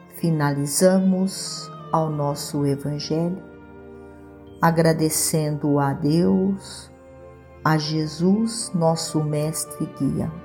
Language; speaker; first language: Portuguese; native; Portuguese